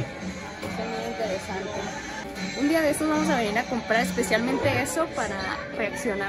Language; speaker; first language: Spanish; native; Spanish